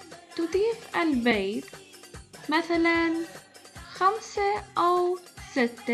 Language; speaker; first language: Arabic; non-native, learner; English